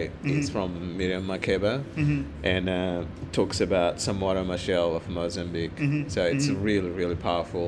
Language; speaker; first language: English; non-native, fluent; Portuguese